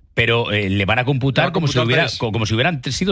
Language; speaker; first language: Spanish; native; Spanish